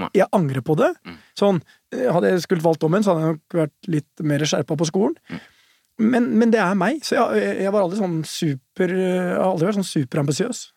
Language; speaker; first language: Norwegian; native; Norwegian